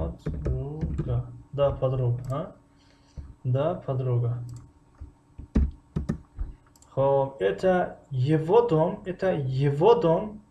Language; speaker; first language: Russian; non-native, fluent; Tajik